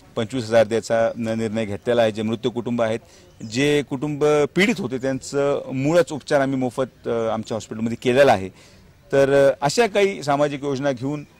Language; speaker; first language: Marathi; native; Marathi